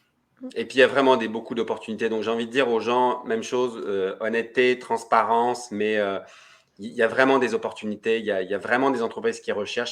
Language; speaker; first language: French; native; French